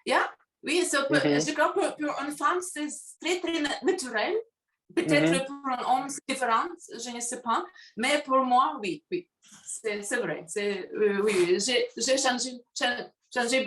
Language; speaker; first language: French; non-native, learner; Russian